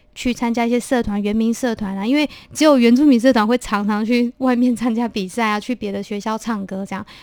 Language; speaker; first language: Chinese; non-native, local second language; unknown